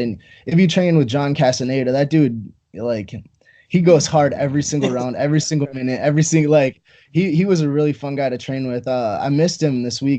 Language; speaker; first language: English; native; English